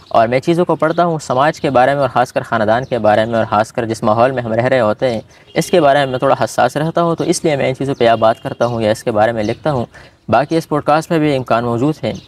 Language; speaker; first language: Urdu; non-native, local second language; Pashto